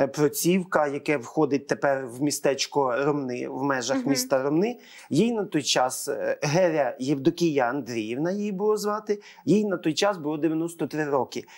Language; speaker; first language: Ukrainian; native; Ukrainian